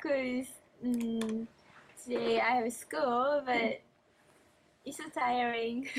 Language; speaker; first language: English; non-native, learner; Japanese